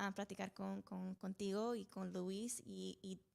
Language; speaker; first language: Spanish; early bilingual, heritage; Spanish